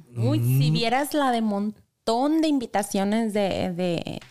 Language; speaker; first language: Spanish; native; Spanish